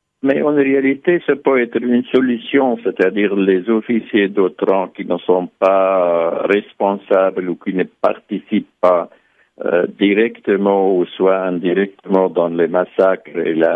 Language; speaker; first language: French; non-native, fluent; Arabic